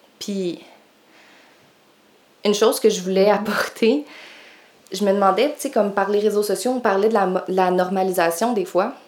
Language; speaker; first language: French; native; French